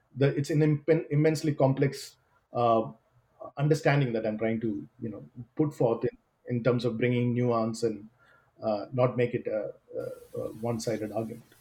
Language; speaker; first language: English; non-native, local second language; Malayalam